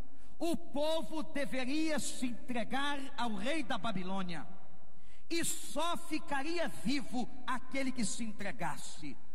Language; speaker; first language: Portuguese; native; Portuguese